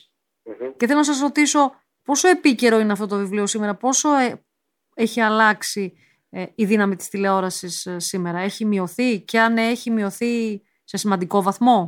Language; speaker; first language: Greek; native; Greek